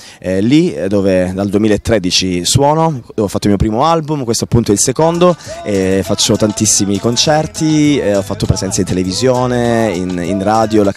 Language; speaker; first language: Italian; native; Italian